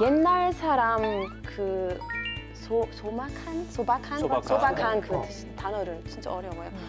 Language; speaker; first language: Korean; non-native, learner; English